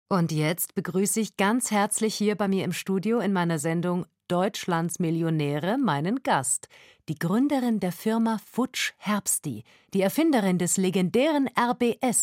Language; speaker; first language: German; native; German